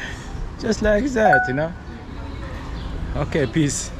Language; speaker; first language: English; non-native, learner; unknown